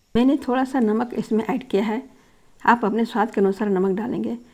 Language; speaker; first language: Hindi; native; Hindi